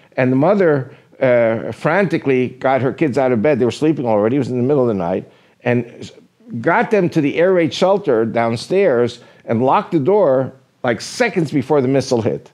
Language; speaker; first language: English; native; English